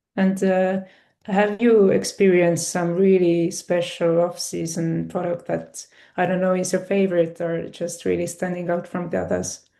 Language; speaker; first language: English; non-native, fluent; Estonian